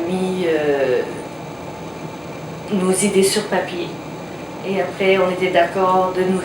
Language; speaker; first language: French; native; French